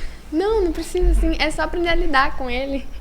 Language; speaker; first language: Portuguese; native; Portuguese